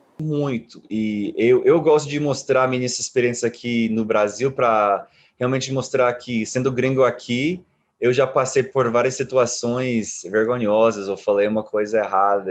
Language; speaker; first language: Portuguese; non-native, fluent; English